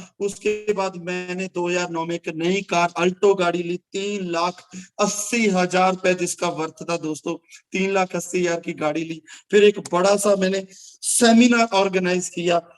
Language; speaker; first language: Hindi; non-native, local second language; Punjabi